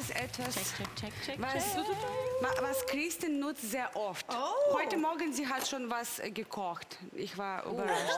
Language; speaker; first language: German; non-native, learner; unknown